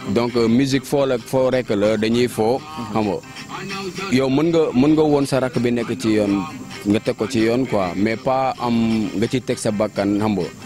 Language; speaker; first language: Wolof; non-native, local second language; Jola-Fonyi